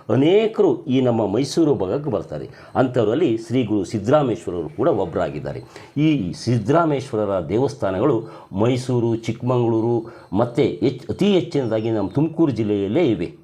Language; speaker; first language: Kannada; native; Kannada